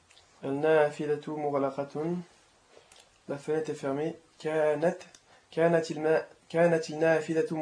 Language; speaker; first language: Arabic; non-native, learner; French